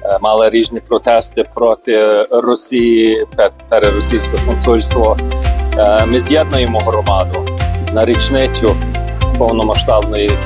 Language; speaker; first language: Ukrainian; early bilingual, heritage; Ukrainian